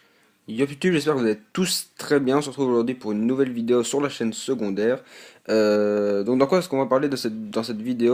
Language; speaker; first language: French; native; French